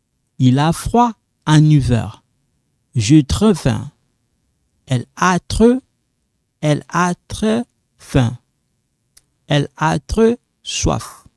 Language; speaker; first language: French; non-native, local second language; Lingala